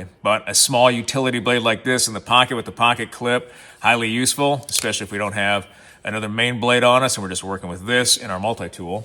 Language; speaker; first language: English; native; English